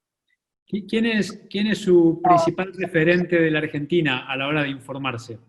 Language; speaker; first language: Spanish; native; Spanish